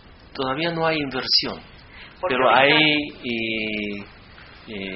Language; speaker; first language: Spanish; non-native, fluent; Korean